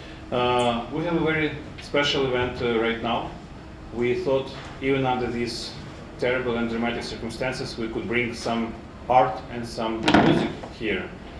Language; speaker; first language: English; non-native, fluent; Ukrainian